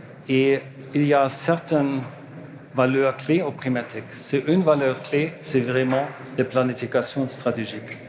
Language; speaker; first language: French; non-native, learner; German